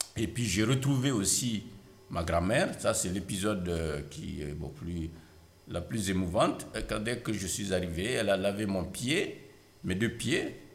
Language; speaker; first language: French; non-native, local second language; Mandingo